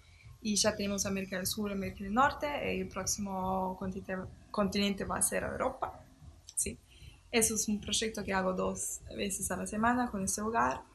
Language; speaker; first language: Spanish; non-native, fluent; German